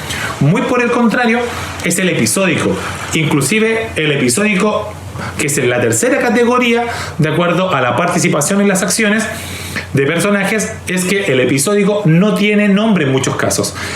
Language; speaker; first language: Spanish; native; Spanish